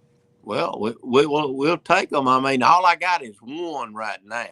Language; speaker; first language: English; native; English